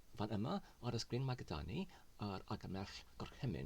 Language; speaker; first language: Welsh; non-native, learner; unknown